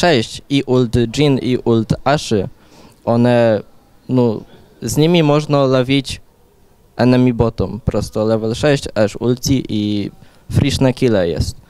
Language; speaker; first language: Russian; non-native, learner; Polish